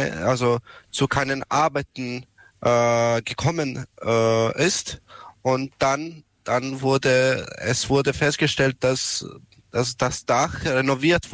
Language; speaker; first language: German; non-native, learner; Serbian